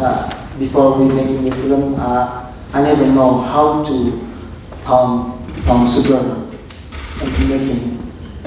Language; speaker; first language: English; non-native, local second language; Indonesian